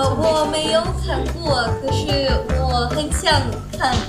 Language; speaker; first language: Chinese; non-native, learner; Russian